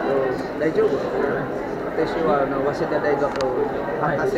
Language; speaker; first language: Japanese; non-native, fluent; Filipino